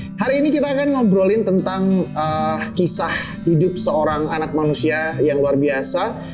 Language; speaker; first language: Indonesian; native; Indonesian